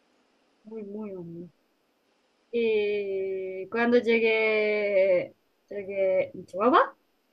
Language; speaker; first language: Spanish; non-native, learner; Japanese